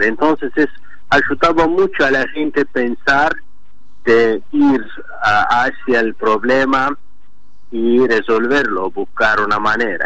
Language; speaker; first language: Spanish; non-native, learner; Azerbaijani